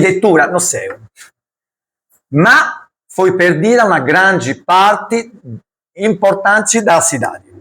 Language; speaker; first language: Portuguese; non-native, learner; Italian